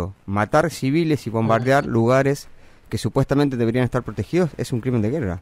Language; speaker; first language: Spanish; native; Spanish